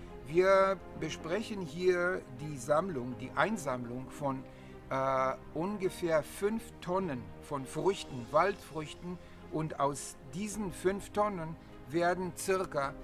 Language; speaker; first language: German; non-native, fluent; Hebrew